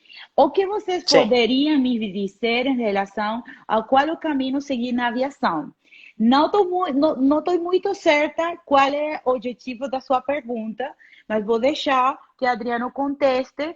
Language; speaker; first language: Portuguese; non-native, fluent; Spanish